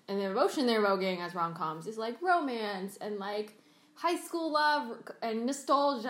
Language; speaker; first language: English; early bilingual, other home language; Cantonese